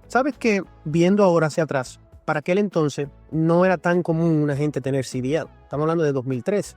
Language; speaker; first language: Spanish; native; Spanish